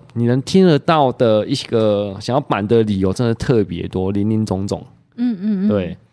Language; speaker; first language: Chinese; native; Chinese